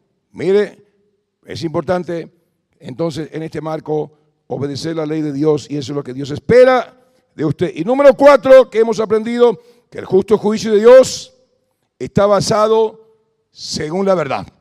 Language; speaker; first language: Spanish; native; Spanish